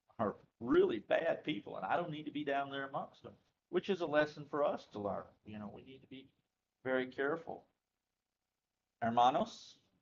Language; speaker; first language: English; native; English